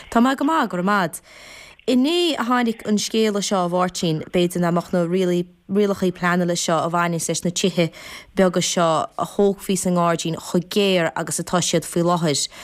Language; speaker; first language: Irish; native; Irish